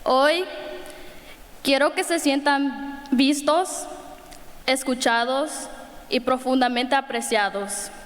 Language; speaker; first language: Spanish; early bilingual, other home language; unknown